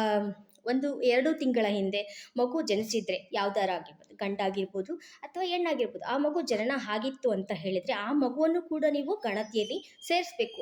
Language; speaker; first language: Kannada; native; Kannada